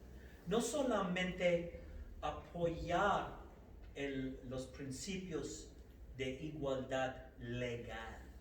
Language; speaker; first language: Spanish; non-native, fluent; English